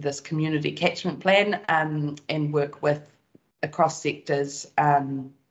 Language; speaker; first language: English; native; English